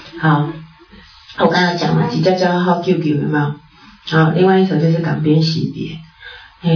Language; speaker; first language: Chinese; native; Chinese